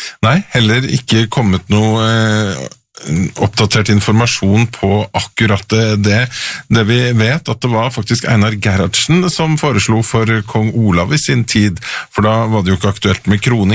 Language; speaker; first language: Norwegian; native; Norwegian